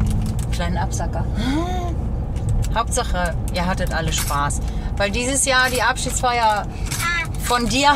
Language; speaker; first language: German; native; German